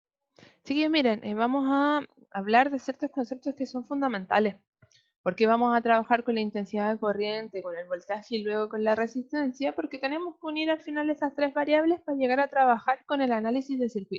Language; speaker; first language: Spanish; native; Spanish